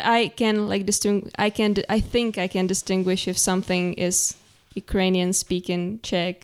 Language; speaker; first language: English; non-native, fluent; Czech